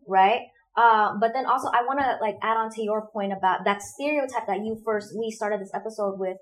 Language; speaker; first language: English; non-native, fluent; Indonesian